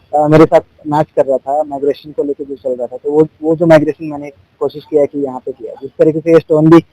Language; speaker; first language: Hindi; non-native, local second language; Telugu